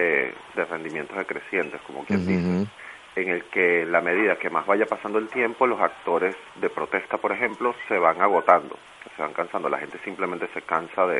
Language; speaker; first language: Spanish; native; Spanish